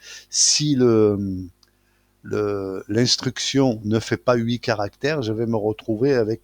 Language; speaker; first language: French; native; French